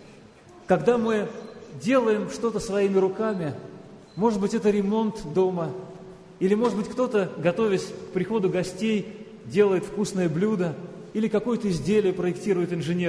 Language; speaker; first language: Russian; native; Russian